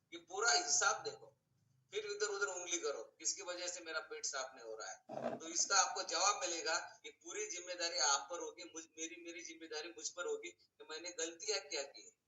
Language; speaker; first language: Hindi; non-native, local second language; Marathi